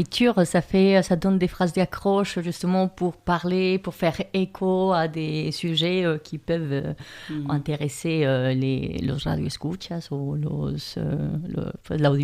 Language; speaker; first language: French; non-native, fluent; Spanish